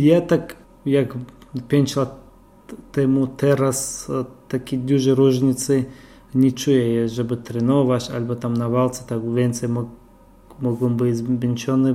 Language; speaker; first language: Polish; non-native, fluent; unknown